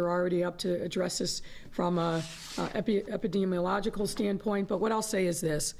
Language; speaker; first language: English; native; English